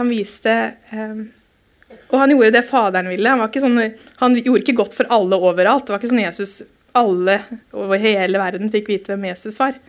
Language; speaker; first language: Norwegian; native; Norwegian